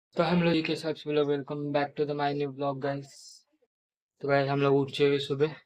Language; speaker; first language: Hindi; non-native, local second language; Marathi